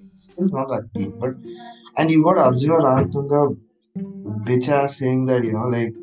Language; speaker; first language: English; non-native, local second language; Malayalam